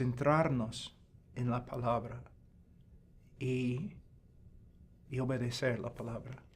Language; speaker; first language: Spanish; non-native, fluent; English